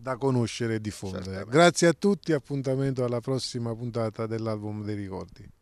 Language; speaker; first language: Italian; native; Italian